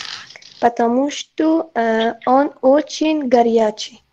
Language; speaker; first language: Russian; non-native, learner; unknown